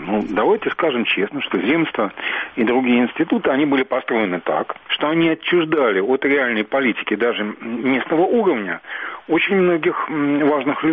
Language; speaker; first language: Russian; native; Russian